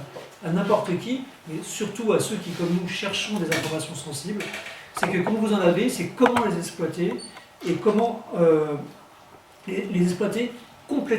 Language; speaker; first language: French; native; French